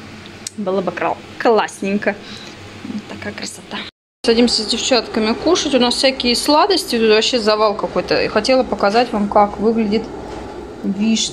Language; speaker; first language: Russian; native; Russian